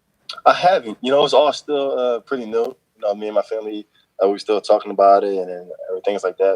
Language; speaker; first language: English; native; English